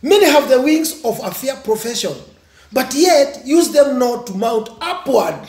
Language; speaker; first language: English; non-native, local second language; Swahili